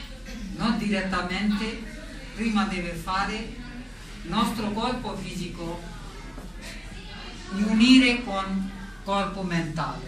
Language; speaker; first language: Italian; non-native, learner; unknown